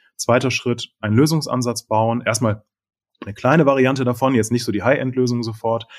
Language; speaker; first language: German; native; German